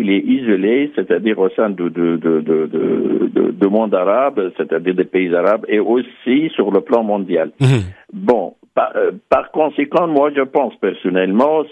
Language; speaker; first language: French; non-native, fluent; Arabic